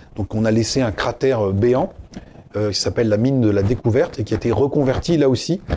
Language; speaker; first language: French; native; French